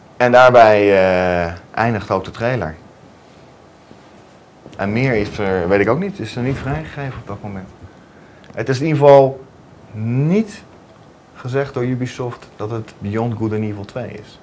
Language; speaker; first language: Dutch; native; Dutch